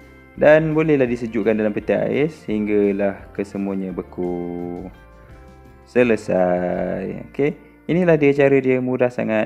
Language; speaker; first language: Malay; native; Malay